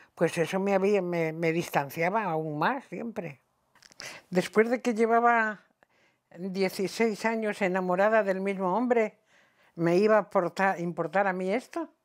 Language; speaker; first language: Spanish; native; Spanish